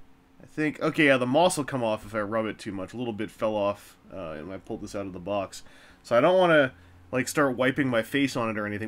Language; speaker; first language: English; native; English